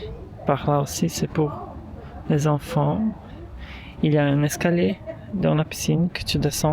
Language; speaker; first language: French; non-native, fluent; Portuguese